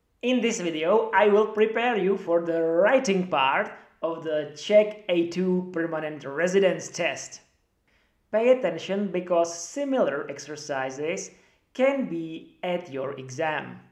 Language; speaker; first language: English; non-native, fluent; Czech